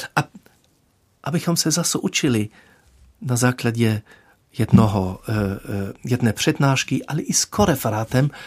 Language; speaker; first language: Czech; non-native, fluent; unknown